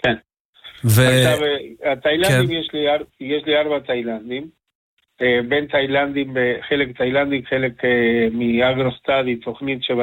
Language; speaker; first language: Hebrew; non-native, fluent; Spanish